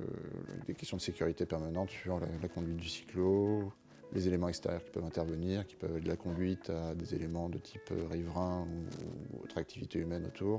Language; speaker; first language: French; native; French